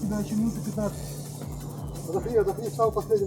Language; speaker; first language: Russian; native; Russian